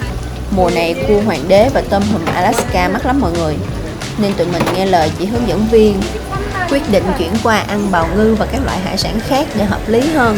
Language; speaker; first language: Vietnamese; native; Vietnamese